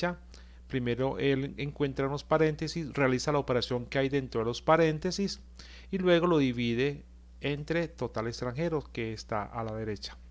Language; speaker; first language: Spanish; native; Spanish